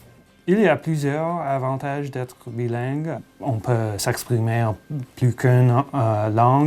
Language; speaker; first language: French; non-native, local second language; English